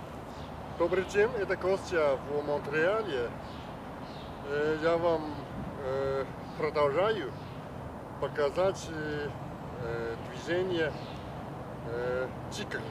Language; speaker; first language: Russian; non-native, learner; Chinese